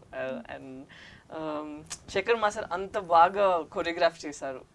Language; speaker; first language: Telugu; non-native, learner; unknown